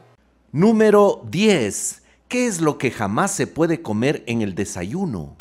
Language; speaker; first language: Spanish; native; Spanish